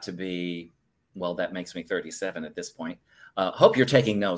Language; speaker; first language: English; native; English